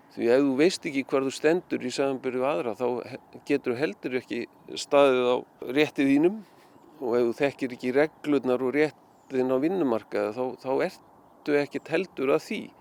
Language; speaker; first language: Icelandic; native; Icelandic